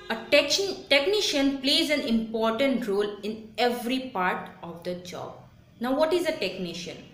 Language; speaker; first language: English; non-native, local second language; Bangla